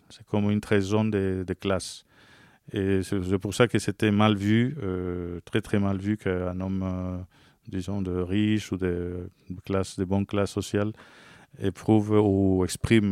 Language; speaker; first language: French; non-native, fluent; Spanish